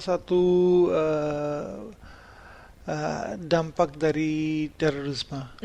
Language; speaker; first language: Indonesian; non-native, fluent; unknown